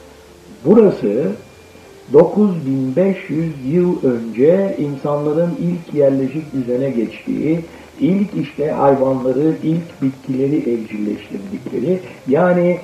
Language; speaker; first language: Turkish; native; Turkish